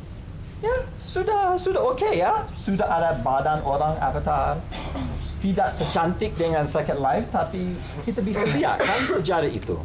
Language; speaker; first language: Indonesian; non-native, fluent; English